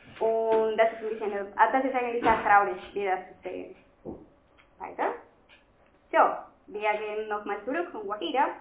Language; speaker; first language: German; non-native, fluent; Spanish